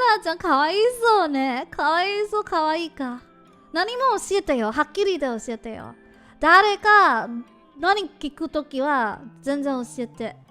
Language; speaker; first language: Japanese; non-native, learner; English